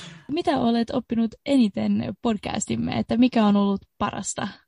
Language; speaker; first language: Finnish; non-native, fluent; Swedish